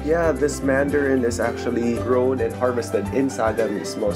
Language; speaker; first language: English; non-native, local second language; Filipino